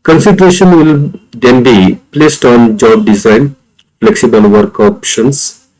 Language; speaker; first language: English; non-native, local second language; Kannada